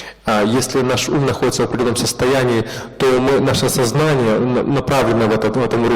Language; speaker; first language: Russian; native; Russian